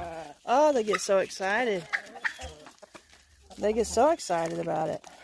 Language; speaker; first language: English; native; English